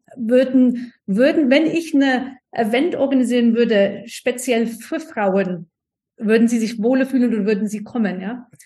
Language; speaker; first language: German; non-native, fluent; English